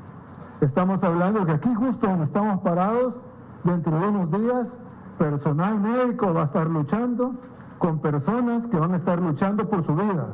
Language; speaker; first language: Spanish; native; Spanish